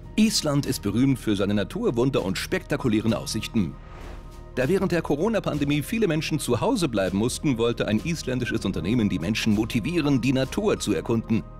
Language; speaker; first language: German; native; German